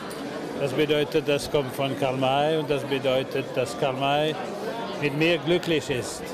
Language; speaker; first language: German; non-native, fluent; French